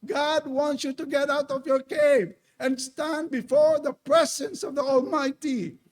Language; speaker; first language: English; non-native, local second language; Filipino